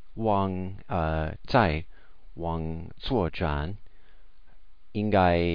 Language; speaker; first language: Chinese; non-native, learner; English